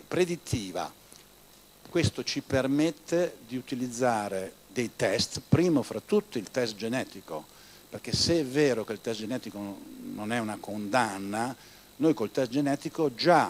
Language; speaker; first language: Italian; native; Italian